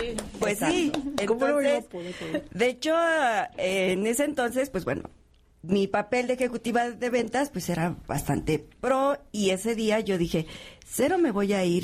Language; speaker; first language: Spanish; native; Spanish